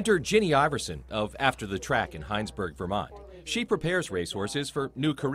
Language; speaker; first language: English; native; English